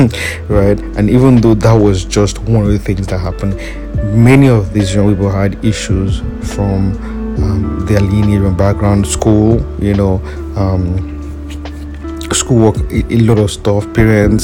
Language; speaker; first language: English; non-native, local second language; Yoruba